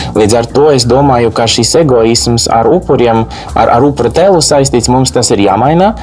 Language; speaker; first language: Latvian; non-native, local second language; Russian